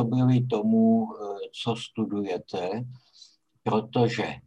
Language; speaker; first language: Czech; native; Czech